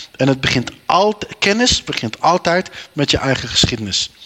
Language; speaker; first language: Dutch; native; Dutch